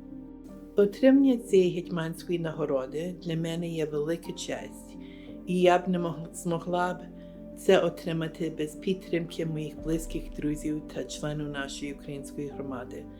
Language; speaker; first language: Ukrainian; early bilingual, heritage; Ukrainian